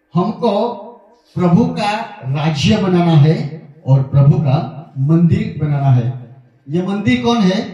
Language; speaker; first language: Hindi; non-native, local second language; Gujarati